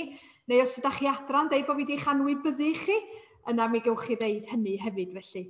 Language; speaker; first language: Welsh; native; Welsh